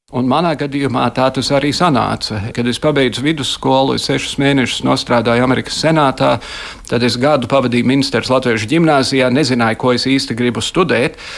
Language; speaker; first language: Latvian; early bilingual, heritage; Latvian